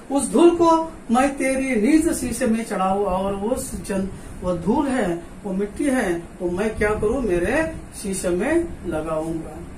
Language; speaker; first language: Hindi; non-native, local second language; Marathi